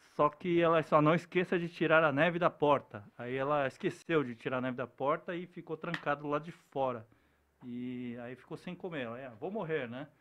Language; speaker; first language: Portuguese; early bilingual, other home language; Korean